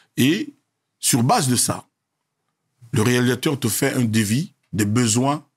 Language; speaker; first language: French; non-native, local second language; Lingala